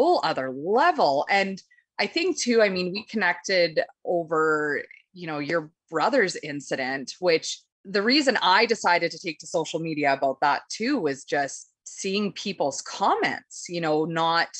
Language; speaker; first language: English; native; English